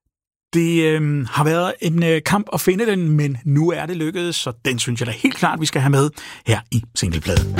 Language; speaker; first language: Danish; native; Danish